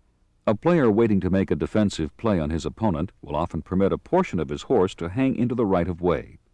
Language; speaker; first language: English; native; English